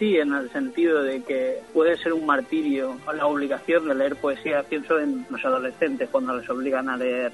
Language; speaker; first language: Spanish; non-native, local second language; Catalan